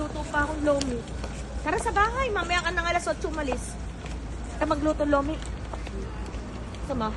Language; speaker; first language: Filipino; native; Filipino